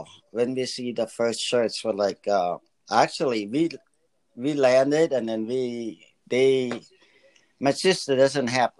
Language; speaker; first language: English; early bilingual, other home language; Lao